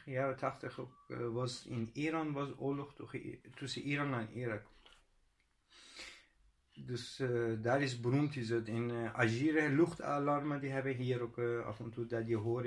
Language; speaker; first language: Dutch; non-native, learner; Persian